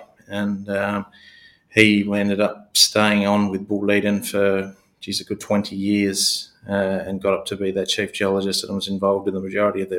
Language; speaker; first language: English; native; English